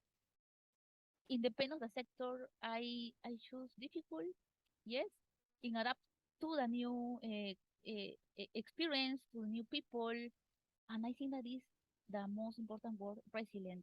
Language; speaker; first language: English; non-native, learner; Spanish